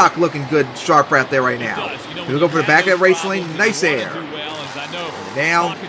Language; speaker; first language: English; native; English